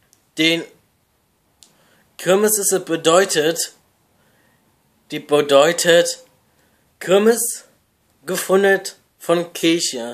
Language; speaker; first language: German; non-native, learner; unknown